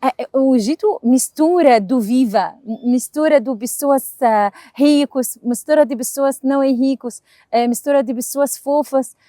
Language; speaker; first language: Portuguese; non-native, learner; Arabic